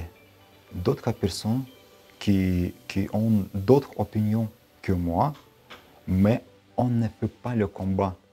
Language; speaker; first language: French; non-native, learner; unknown